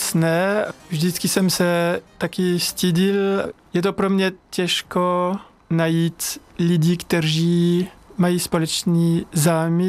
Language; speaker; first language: Czech; non-native, learner; French